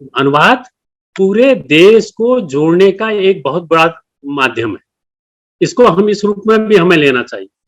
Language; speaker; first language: Hindi; non-native, local second language; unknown